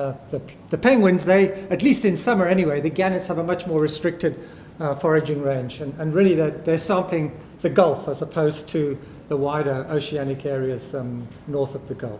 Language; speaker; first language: English; native; English